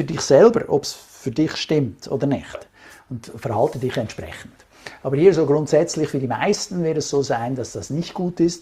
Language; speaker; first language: German; native; German